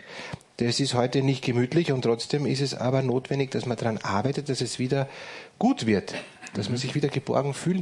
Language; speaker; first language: German; native; German